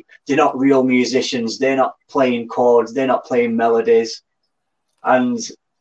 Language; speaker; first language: English; native; English